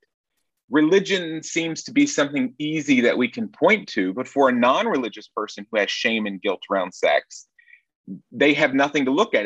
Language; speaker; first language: English; native; English